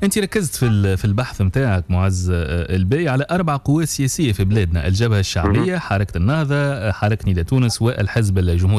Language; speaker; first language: Arabic; native; Arabic